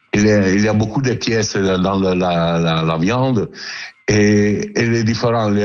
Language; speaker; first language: French; non-native, learner; Italian